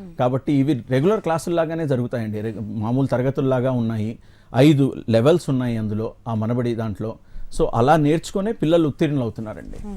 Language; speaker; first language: Telugu; native; Telugu